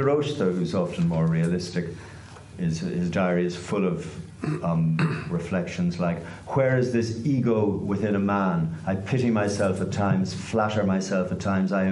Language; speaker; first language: English; native; English